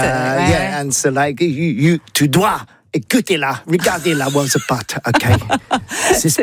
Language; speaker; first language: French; non-native, learner; English